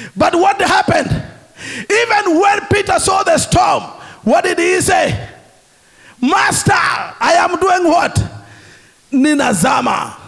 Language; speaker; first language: English; non-native, local second language; Swahili